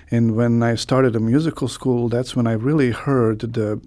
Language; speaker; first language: English; non-native, fluent; Croatian